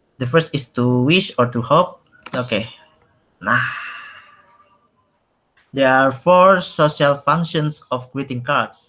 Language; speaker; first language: English; non-native, local second language; Indonesian